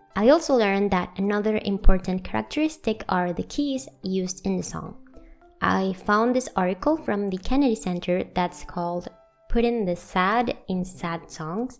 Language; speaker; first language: English; non-native, fluent; Spanish